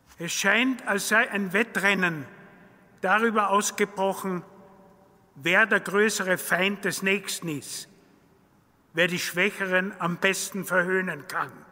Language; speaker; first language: German; native; German